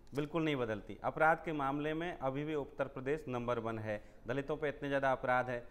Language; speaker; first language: Hindi; native; Hindi